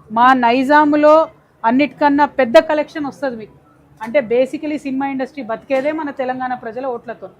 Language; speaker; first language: Telugu; native; Telugu